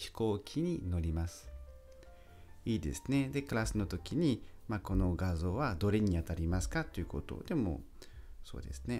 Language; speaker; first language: Japanese; non-native, fluent; French